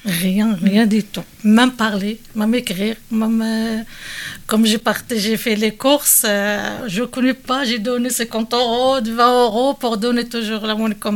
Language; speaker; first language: French; non-native, learner; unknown